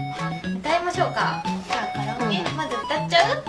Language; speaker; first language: Japanese; native; Japanese